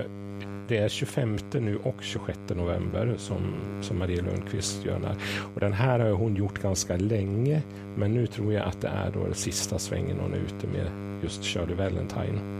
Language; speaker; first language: Swedish; native; Swedish